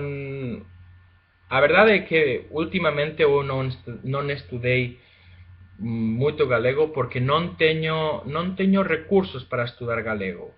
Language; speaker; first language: Portuguese; non-native, fluent; Spanish